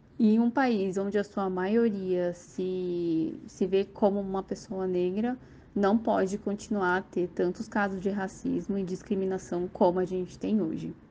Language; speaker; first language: Portuguese; native; Portuguese